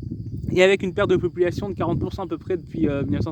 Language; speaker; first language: French; native; French